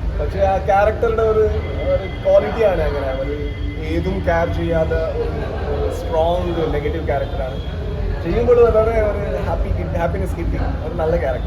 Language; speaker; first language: Malayalam; non-native, learner; Kannada